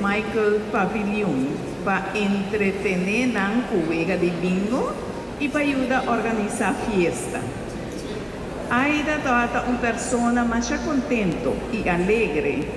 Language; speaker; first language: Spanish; non-native, local second language; Papiamento